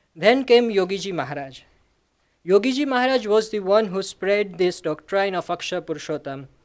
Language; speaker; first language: English; non-native, local second language; Gujarati